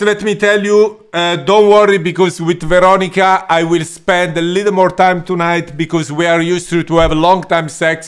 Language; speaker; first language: English; non-native, fluent; Italian